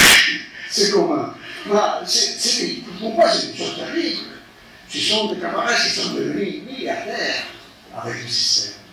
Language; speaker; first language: French; non-native, fluent; Spanish